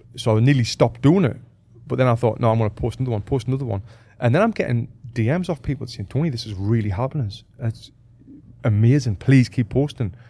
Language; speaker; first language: English; native; English